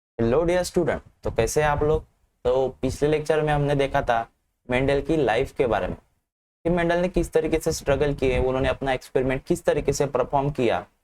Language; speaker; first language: Hindi; non-native, local second language; Marathi